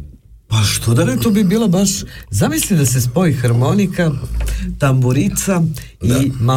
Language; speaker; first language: Serbian; native; Serbian